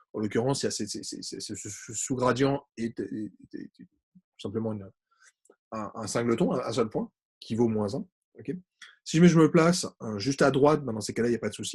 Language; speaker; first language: French; native; French